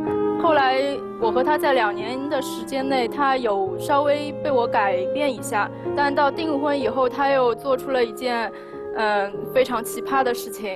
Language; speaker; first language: Chinese; native; Chinese